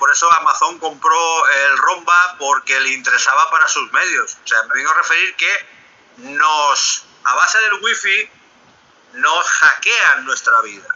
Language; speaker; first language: Spanish; native; Spanish